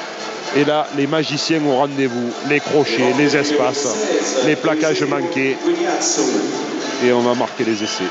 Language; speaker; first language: French; native; French